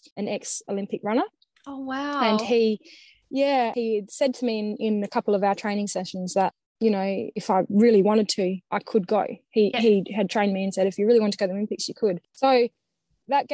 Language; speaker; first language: English; native; English